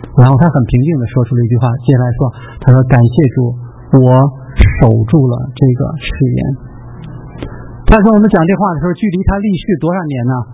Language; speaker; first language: Chinese; native; Chinese